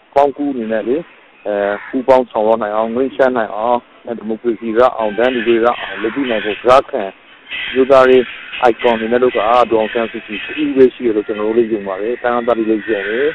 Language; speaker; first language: Burmese; native; Burmese